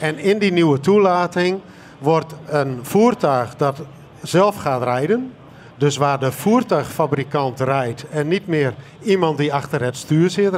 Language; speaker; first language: Dutch; native; Dutch